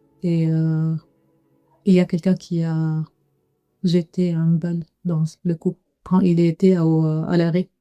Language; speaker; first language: French; non-native, learner; Arabic